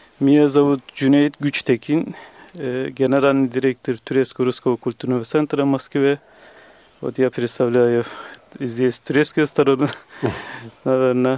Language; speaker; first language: Russian; non-native, fluent; Turkish